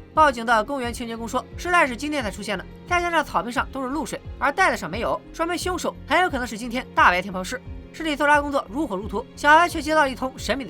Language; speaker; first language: Chinese; native; Chinese